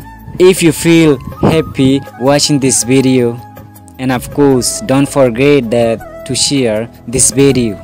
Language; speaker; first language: English; non-native, local second language; Rohingya